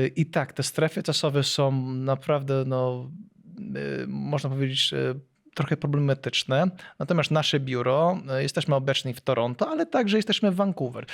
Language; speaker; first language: Polish; early bilingual, heritage; Polish